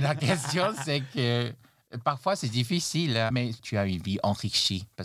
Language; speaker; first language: French; non-native, fluent; Chinese